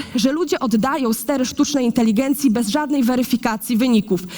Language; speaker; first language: Polish; native; Polish